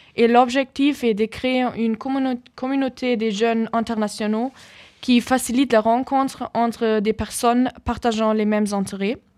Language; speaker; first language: French; non-native, fluent; German